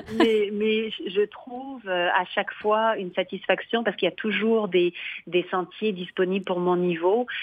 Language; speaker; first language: French; native; French